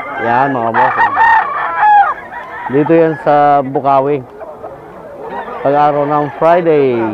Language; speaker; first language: Filipino; native; Filipino